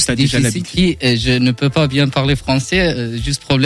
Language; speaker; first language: French; non-native, learner; Kurdish